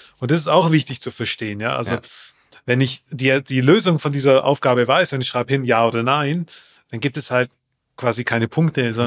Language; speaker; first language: German; native; German